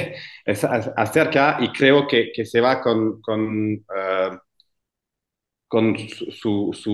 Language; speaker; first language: Spanish; non-native, fluent; French